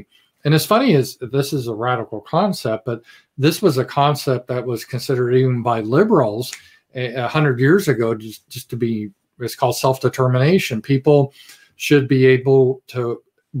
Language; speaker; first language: English; native; English